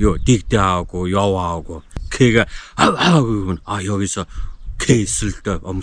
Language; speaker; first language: Korean; non-native, learner; Mongolian